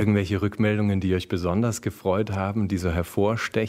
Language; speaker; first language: German; native; German